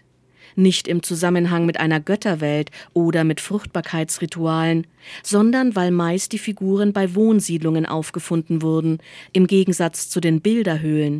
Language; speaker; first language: German; native; German